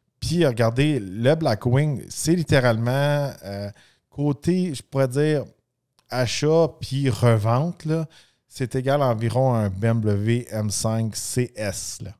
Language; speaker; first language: French; native; French